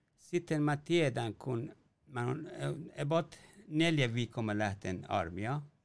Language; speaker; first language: Finnish; non-native, learner; Persian